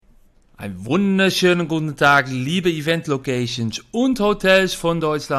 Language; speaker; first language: German; non-native, fluent; Dutch